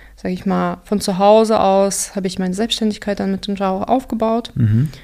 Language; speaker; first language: German; non-native, local second language; Russian